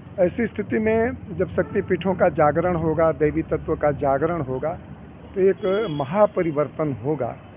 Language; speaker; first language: Hindi; native; Hindi